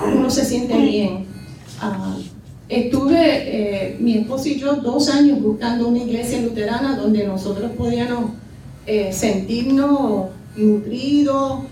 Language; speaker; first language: Spanish; early bilingual, heritage; Spanish